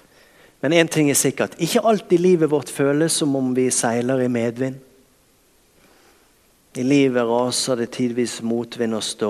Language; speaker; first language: Norwegian; native; Norwegian